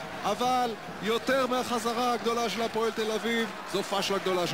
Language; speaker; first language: Hebrew; native; Hebrew